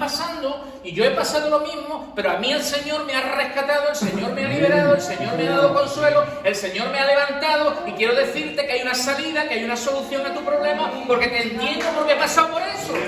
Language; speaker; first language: Spanish; native; Spanish